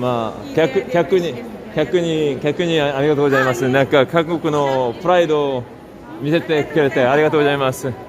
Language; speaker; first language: Japanese; non-native, fluent; Korean